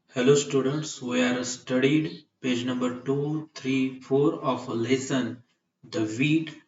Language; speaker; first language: English; non-native, local second language; Marathi